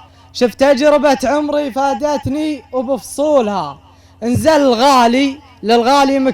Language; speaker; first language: Arabic; native; Arabic